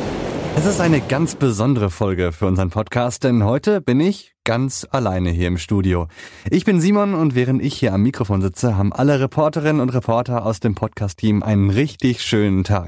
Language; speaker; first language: German; native; German